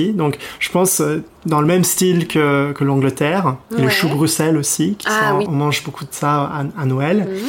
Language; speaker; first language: French; non-native, fluent; English